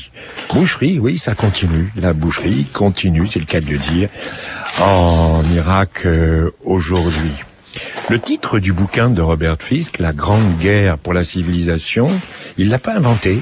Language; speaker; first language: French; native; French